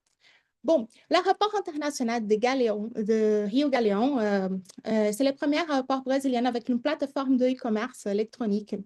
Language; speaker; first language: French; non-native, fluent; Portuguese